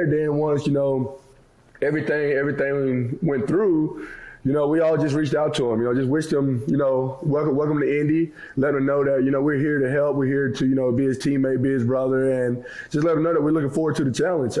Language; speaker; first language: English; native; English